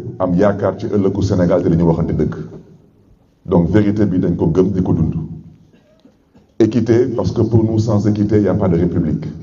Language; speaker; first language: Wolof; native; Wolof